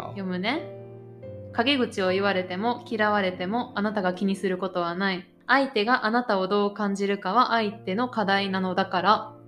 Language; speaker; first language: Japanese; native; Japanese